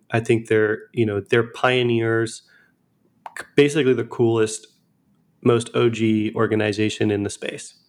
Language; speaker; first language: English; native; English